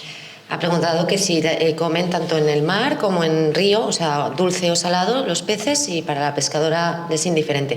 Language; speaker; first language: Spanish; native; Spanish